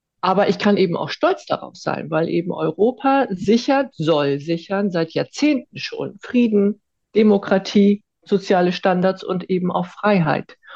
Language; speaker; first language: German; early bilingual, other home language; Icelandic